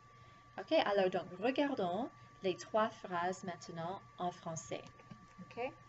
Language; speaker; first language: French; non-native, fluent; English